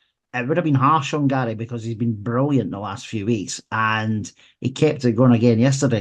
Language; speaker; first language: English; native; English